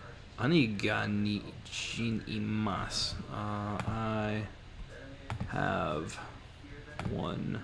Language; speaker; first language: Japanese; non-native, learner; English